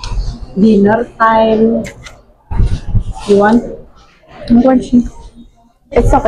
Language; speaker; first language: English; non-native, learner; Indonesian